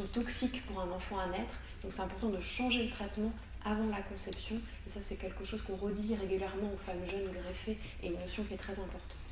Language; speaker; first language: French; native; French